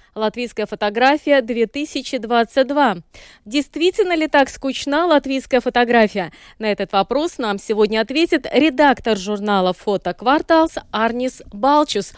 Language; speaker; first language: Russian; native; Russian